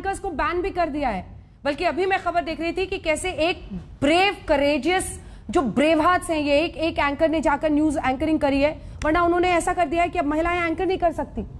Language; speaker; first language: Hindi; native; Hindi